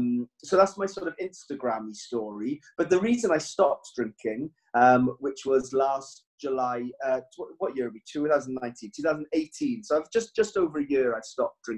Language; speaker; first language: English; native; English